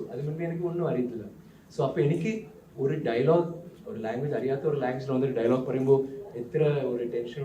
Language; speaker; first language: Malayalam; non-native, learner; Tamil